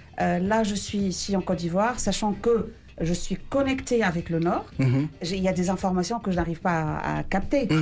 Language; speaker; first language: French; non-native, local second language; Arabic